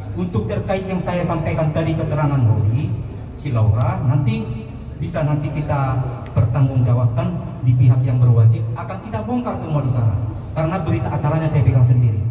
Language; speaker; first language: Indonesian; non-native, local second language; Batak Toba